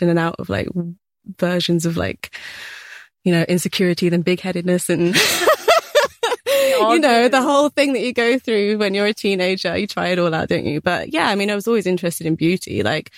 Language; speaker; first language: English; native; English